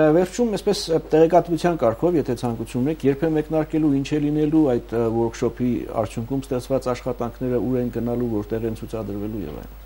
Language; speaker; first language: Armenian; native; Armenian